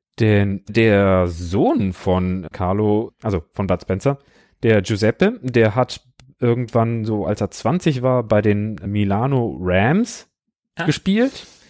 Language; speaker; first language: German; native; German